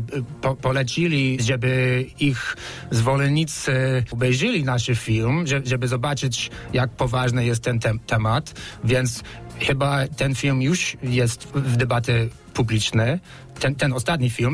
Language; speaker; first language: Polish; non-native, fluent; English